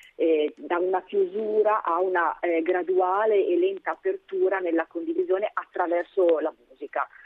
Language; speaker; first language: Italian; native; Italian